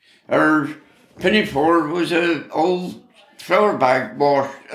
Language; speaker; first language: English; native; English